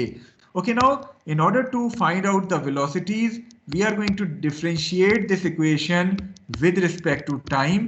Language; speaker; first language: English; non-native, local second language; Hindi